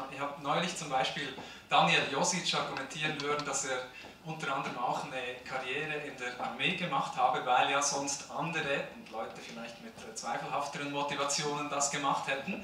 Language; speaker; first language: German; native; German